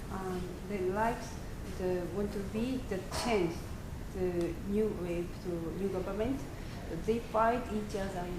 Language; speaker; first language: English; non-native, learner; Japanese